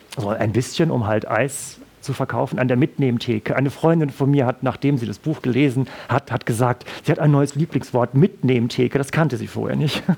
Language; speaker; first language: German; native; German